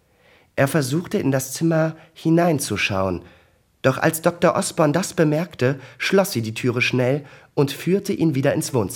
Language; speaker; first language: German; native; German